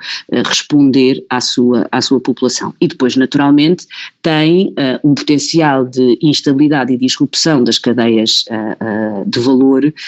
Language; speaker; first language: Portuguese; native; Portuguese